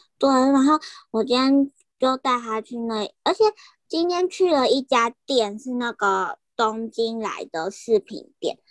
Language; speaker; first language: Chinese; native; Chinese